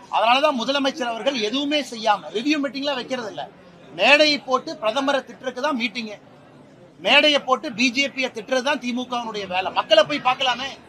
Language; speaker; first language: Tamil; native; Tamil